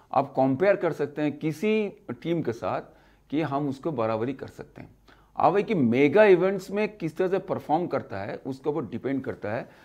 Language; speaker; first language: Hindi; native; Hindi